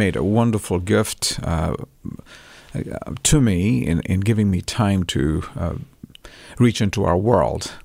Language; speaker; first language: English; non-native, local second language; Tamil